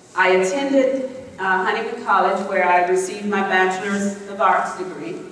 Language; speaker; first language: English; native; English